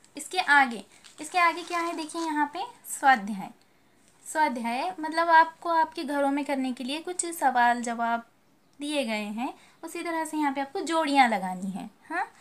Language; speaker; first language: Hindi; native; Hindi